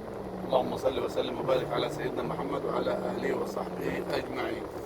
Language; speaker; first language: Arabic; native; Arabic